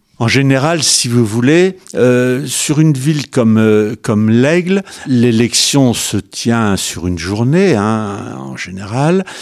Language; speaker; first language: French; native; French